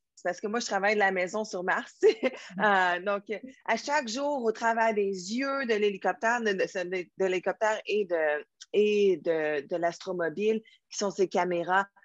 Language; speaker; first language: French; native; French